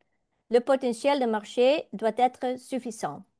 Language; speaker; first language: French; non-native, learner; Dutch